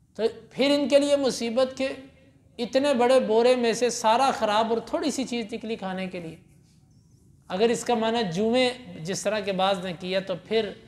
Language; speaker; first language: Urdu; non-native, local second language; Punjabi